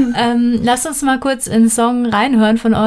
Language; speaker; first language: German; native; German